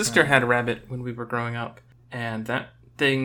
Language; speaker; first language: English; native; English